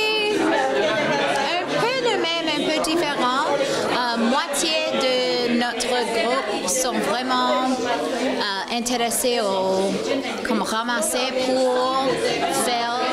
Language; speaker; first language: French; non-native, local second language; English